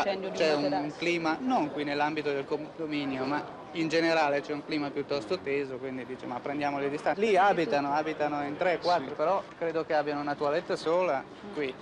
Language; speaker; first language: Italian; native; Italian